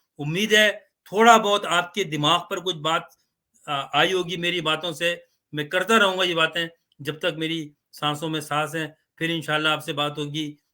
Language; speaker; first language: Urdu; native; Urdu